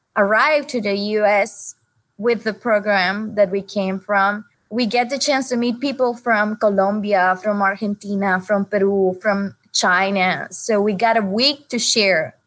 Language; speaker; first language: English; non-native, fluent; Spanish